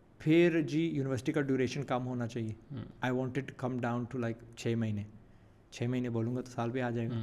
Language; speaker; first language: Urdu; early bilingual, heritage; Urdu